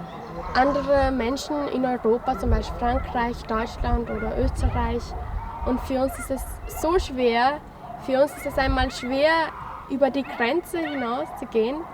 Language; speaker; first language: German; non-native, fluent; Albanian